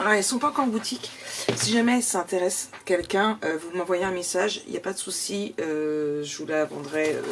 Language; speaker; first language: French; native; French